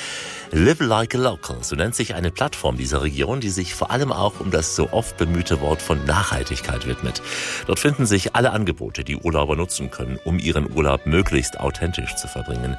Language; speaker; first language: German; native; German